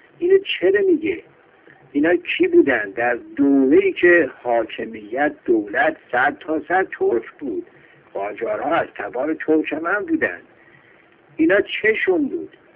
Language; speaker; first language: Persian; non-native, local second language; Azerbaijani